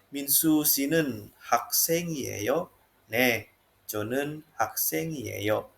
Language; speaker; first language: Korean; non-native, fluent; Indonesian